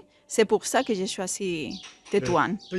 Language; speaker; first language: French; non-native, fluent; Spanish